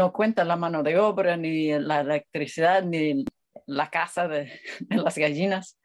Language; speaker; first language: Spanish; non-native, fluent; English